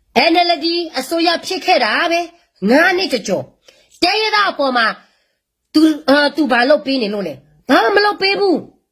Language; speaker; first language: Burmese; non-native, local second language; S'gaw Karen